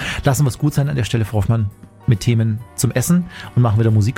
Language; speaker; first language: German; native; German